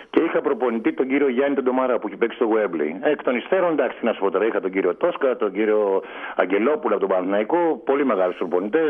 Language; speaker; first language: Greek; native; Greek